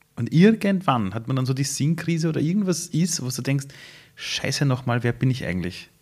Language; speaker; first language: German; early bilingual, other home language; Persian